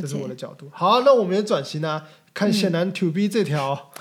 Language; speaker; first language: Chinese; native; Chinese